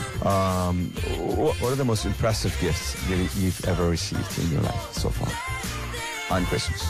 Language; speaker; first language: English; non-native, fluent; Japanese